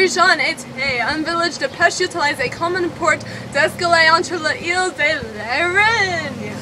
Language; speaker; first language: French; non-native, learner; English